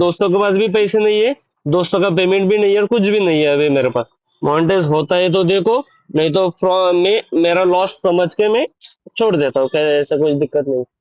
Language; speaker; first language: Hindi; non-native, local second language; Marathi